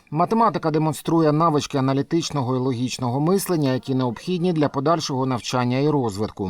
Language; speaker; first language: Ukrainian; native; Ukrainian